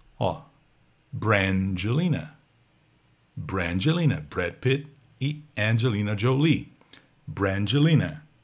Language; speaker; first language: Portuguese; native; Portuguese